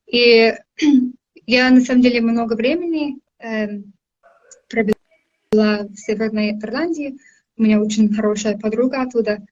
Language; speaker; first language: Russian; non-native, fluent; English